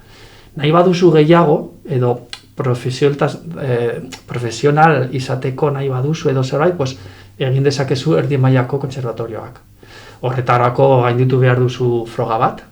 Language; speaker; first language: Basque; non-native, local second language; Spanish